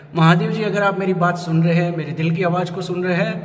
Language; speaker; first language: Hindi; non-native, local second language; Gujarati